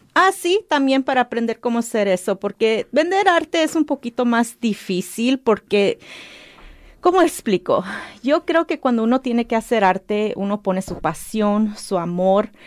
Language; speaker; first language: Spanish; early bilingual, heritage; Spanish